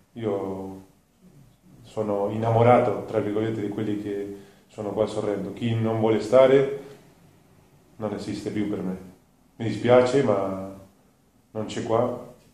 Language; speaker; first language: Italian; non-native, fluent; Spanish